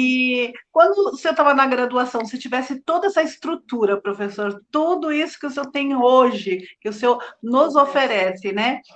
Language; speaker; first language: Portuguese; native; Portuguese